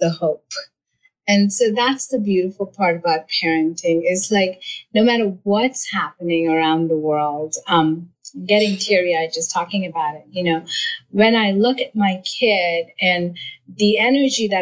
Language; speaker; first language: English; non-native, local second language; Malayalam